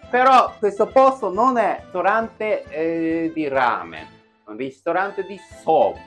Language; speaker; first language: Italian; non-native, fluent; Japanese